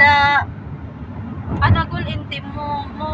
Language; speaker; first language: Arabic; non-native, learner; Cebuano